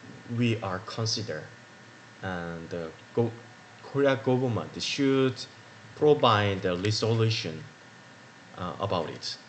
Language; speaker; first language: English; non-native, learner; Korean